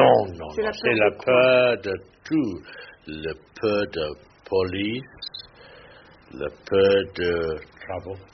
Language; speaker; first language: French; non-native, learner; English